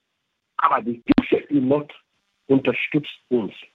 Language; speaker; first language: German; non-native, fluent; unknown